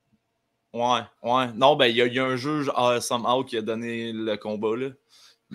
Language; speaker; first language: French; native; French